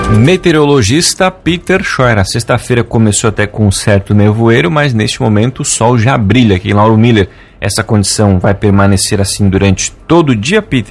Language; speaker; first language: Portuguese; native; Portuguese